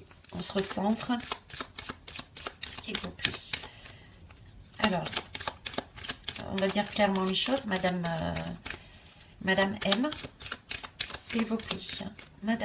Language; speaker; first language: French; native; French